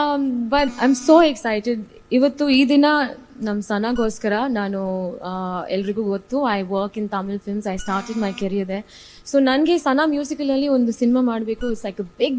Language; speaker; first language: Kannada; non-native, learner; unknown